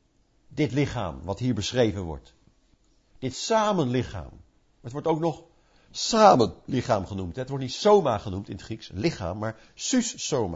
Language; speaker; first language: Dutch; native; Dutch